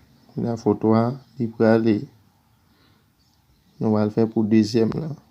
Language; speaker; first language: French; non-native, learner; Haitian Creole